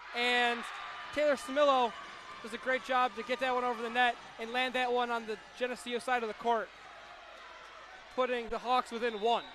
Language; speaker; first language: English; native; English